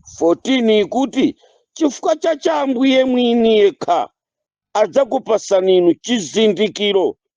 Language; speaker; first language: Nyanja; non-native, local second language; Yao